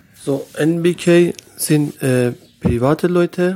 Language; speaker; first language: German; non-native, learner; Persian